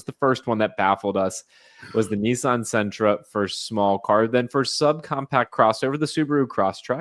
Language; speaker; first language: English; native; English